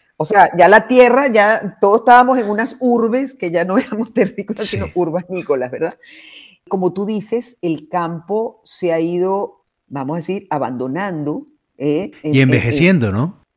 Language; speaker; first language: Spanish; native; Spanish